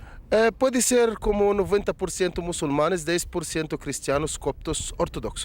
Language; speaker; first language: Portuguese; non-native, fluent; Arabic